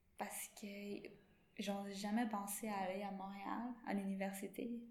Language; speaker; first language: French; non-native, local second language; English